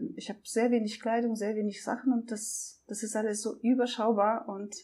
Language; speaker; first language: German; non-native, fluent; Russian